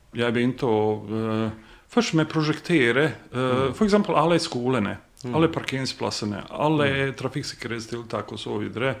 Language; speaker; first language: Norwegian; non-native, fluent; Bosnian